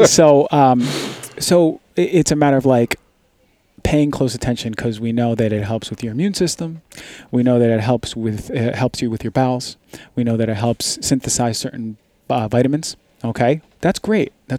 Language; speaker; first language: English; native; English